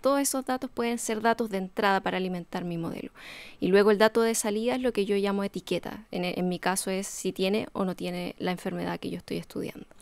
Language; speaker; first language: Spanish; native; Spanish